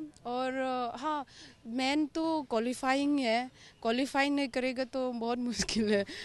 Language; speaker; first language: Hindi; non-native, local second language; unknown